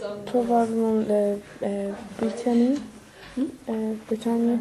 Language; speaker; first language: French; non-native, learner; English